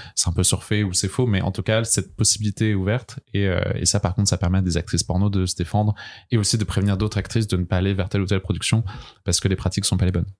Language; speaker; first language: French; native; French